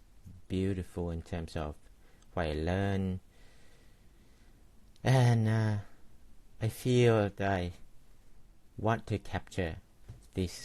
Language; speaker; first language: English; non-native, fluent; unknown